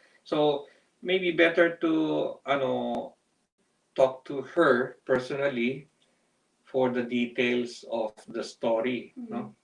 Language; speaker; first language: English; non-native, local second language; Filipino